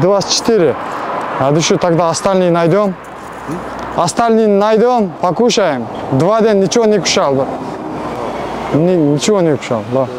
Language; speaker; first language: Russian; non-native, learner; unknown